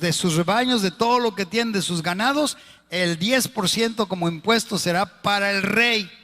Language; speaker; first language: Spanish; native; Spanish